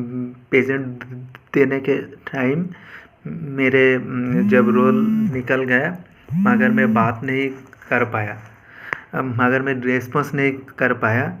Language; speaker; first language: Hindi; non-native, local second language; Bangla